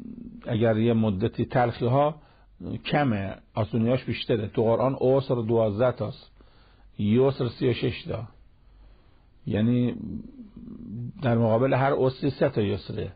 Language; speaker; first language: Persian; native; Persian